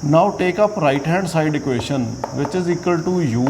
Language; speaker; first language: English; non-native, local second language; Punjabi